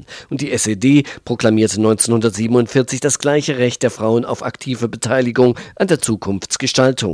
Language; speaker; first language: German; native; German